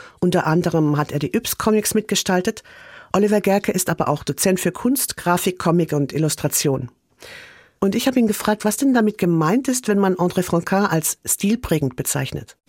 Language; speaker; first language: German; native; German